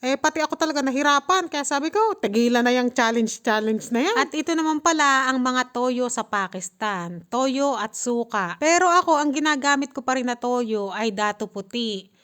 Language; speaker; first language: Filipino; native; Filipino